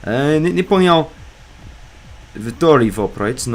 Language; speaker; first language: Russian; non-native, learner; English